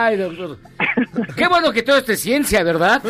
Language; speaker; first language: Spanish; native; Spanish